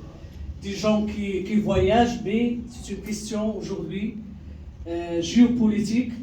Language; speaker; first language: French; non-native, local second language; Arabic